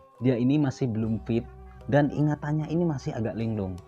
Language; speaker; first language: Indonesian; native; Indonesian